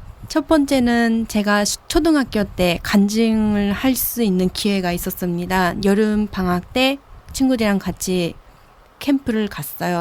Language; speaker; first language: Korean; early bilingual, heritage; Korean